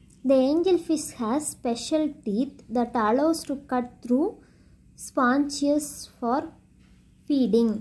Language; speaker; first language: English; non-native, local second language; Tamil